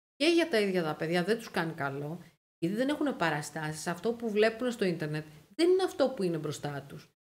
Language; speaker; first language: Greek; native; Greek